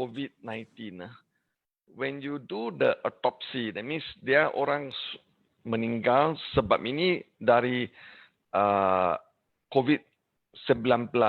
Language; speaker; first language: Indonesian; non-native, learner; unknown